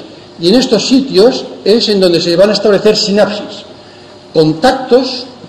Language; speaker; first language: Spanish; native; Spanish